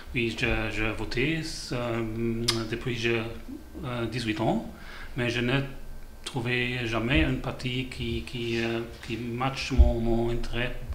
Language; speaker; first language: French; non-native, learner; German